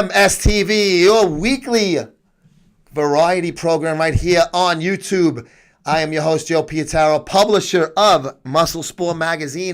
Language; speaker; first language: English; native; English